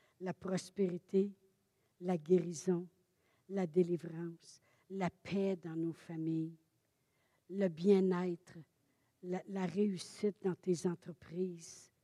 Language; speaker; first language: French; native; French